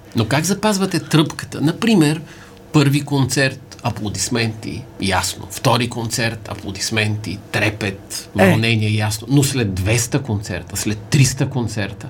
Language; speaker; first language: Bulgarian; native; Bulgarian